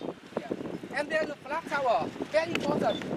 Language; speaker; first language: English; non-native, learner; Vietnamese